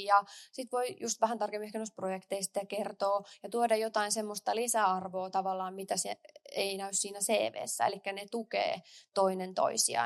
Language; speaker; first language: Finnish; native; Finnish